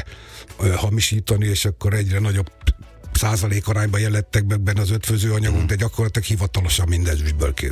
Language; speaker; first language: Hungarian; native; Hungarian